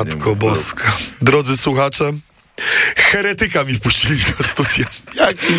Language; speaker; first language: Polish; native; Polish